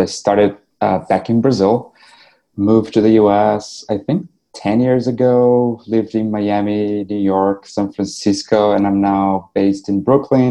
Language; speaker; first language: English; non-native, fluent; Portuguese